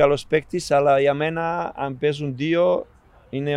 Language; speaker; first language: Greek; non-native, learner; Serbian